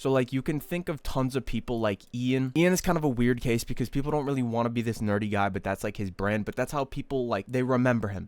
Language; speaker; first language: English; native; English